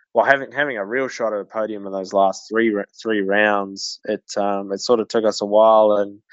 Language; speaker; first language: English; native; English